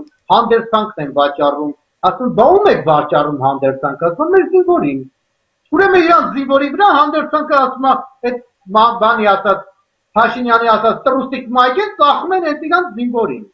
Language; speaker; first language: Armenian; native; Armenian